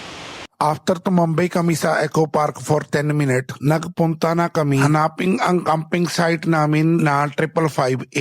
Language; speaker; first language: Filipino; non-native, learner; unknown